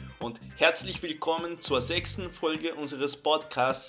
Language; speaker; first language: German; non-native, fluent; Portuguese